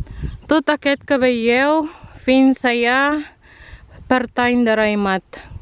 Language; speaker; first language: Catalan; non-native, learner; Filipino